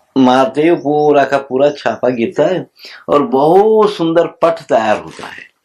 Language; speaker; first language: Hindi; non-native, local second language; Telugu